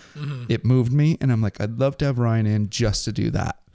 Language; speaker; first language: English; native; English